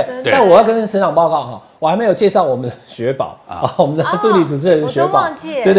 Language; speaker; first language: Chinese; native; Chinese